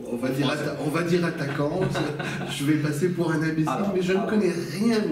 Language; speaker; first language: French; native; French